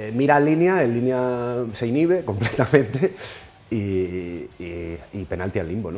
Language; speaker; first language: Spanish; native; Spanish